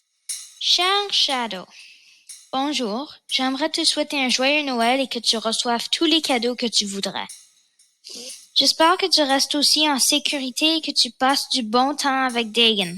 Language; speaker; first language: French; non-native, local second language; English